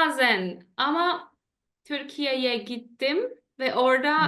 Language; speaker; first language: Turkish; non-native, learner; German